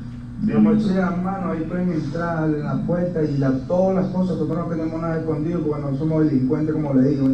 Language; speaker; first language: Spanish; native; Spanish